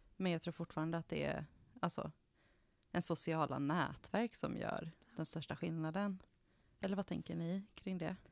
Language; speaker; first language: Swedish; native; Swedish